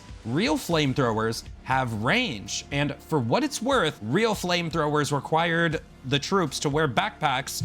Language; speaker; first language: English; native; English